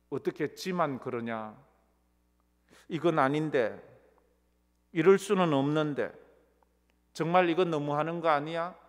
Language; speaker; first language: Korean; native; Korean